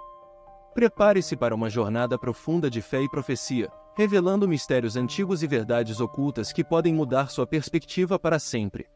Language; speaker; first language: Portuguese; native; Portuguese